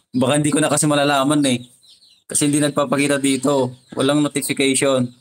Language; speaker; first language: Filipino; non-native, local second language; Iloko